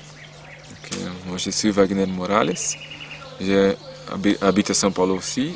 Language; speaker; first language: French; non-native, learner; Portuguese